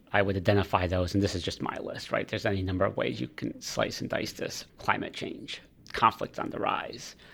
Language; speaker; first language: English; native; English